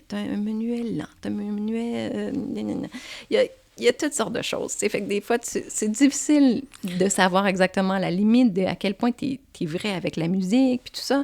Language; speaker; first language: French; native; French